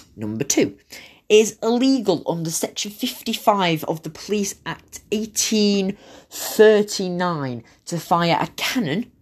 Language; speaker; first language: English; native; English